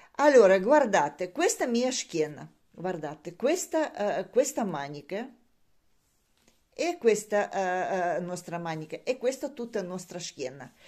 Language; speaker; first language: Italian; non-native, learner; Russian